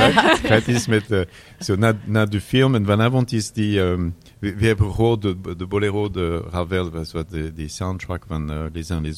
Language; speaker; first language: Dutch; non-native, learner; French